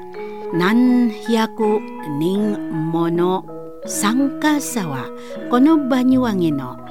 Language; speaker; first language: Japanese; non-native, learner; Indonesian